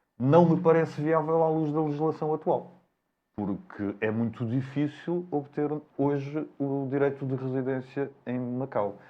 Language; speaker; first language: Portuguese; native; Portuguese